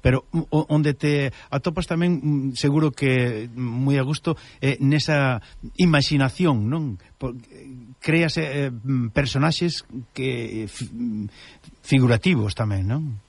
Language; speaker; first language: Galician; native; Galician